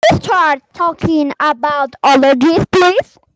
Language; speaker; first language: English; non-native, learner; Spanish